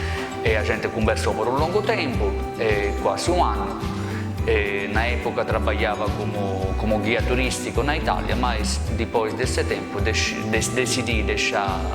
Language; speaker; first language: Portuguese; non-native, fluent; Italian